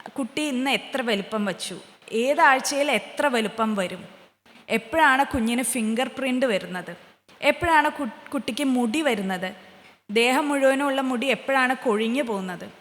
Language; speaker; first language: Malayalam; early bilingual, heritage; Malayalam